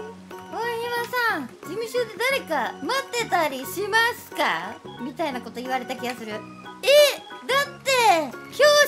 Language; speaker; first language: Japanese; native; Japanese